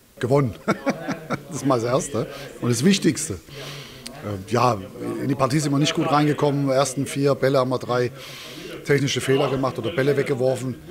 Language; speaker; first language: German; native; German